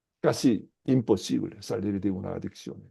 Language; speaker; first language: Spanish; non-native, fluent; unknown